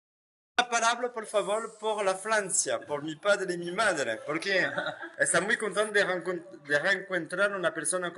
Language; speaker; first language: Spanish; non-native, learner; French